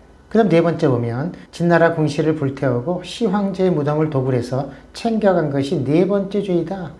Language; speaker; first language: Korean; native; Korean